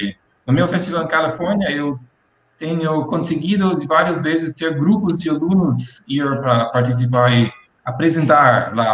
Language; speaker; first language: Portuguese; non-native, fluent; English